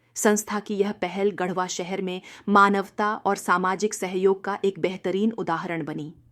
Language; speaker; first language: Hindi; native; Hindi